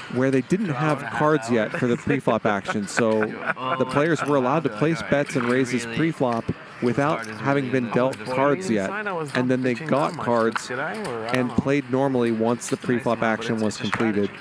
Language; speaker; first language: English; native; English